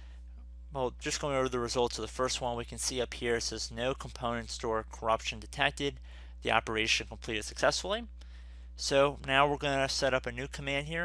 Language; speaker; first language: English; native; English